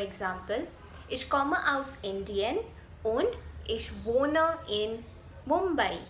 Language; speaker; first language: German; non-native, fluent; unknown